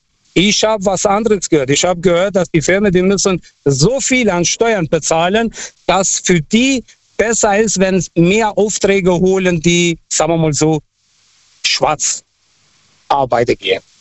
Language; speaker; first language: German; non-native, fluent; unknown